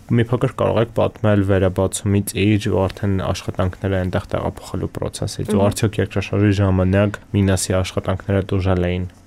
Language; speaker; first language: Armenian; native; Armenian